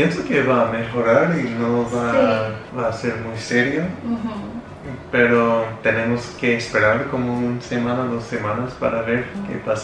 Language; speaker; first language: Spanish; non-native, learner; English